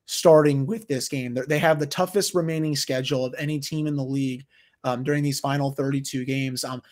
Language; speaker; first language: English; native; English